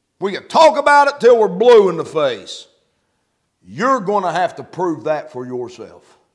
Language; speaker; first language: English; native; English